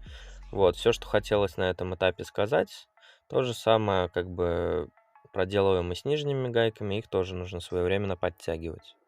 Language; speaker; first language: Russian; native; Russian